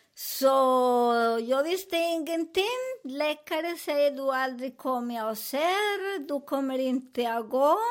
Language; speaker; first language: Swedish; non-native, learner; Spanish